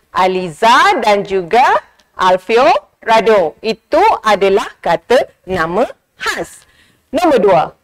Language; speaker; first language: Malay; native; Malay